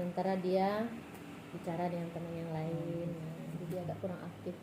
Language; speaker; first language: Indonesian; native; Indonesian